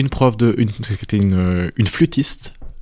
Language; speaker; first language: French; native; French